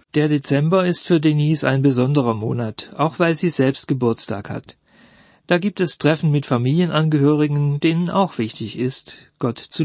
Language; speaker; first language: German; native; German